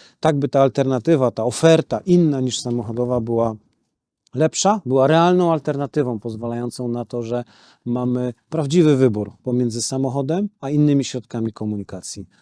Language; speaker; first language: Polish; native; Polish